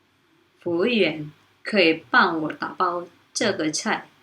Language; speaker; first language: Chinese; non-native, fluent; Indonesian